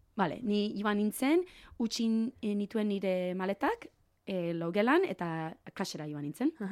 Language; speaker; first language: Basque; non-native, learner; English